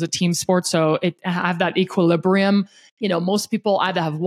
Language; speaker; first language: English; non-native, local second language; Afrikaans